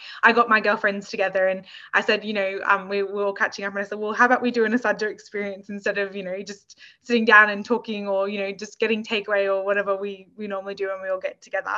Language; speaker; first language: English; native; English